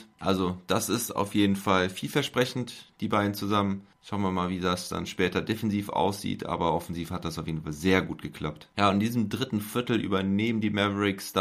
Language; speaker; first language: German; native; German